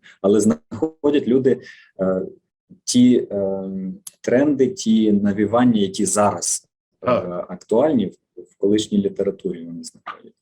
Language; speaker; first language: Ukrainian; native; Ukrainian